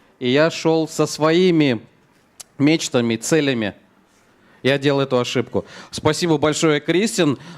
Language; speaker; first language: Russian; native; Russian